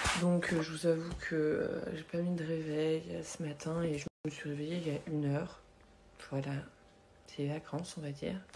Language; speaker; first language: French; native; French